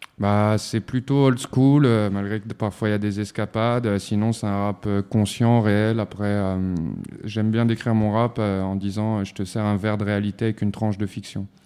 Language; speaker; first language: French; native; French